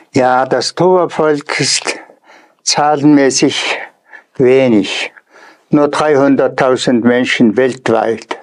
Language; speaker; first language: German; non-native, fluent; Tuvinian